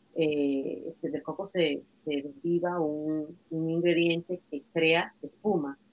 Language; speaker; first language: Spanish; native; Spanish